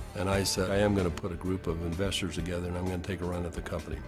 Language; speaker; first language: English; native; English